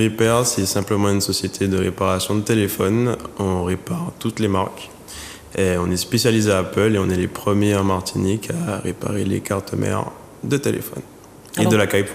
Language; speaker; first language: French; native; French